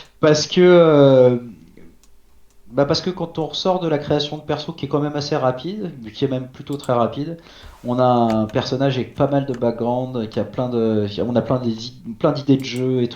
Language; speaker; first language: French; native; French